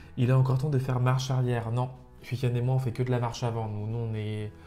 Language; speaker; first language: French; native; French